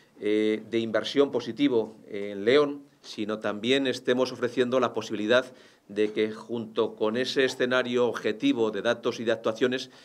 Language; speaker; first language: Spanish; native; Spanish